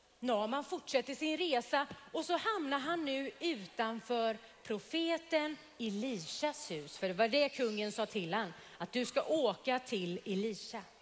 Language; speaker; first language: Swedish; native; Swedish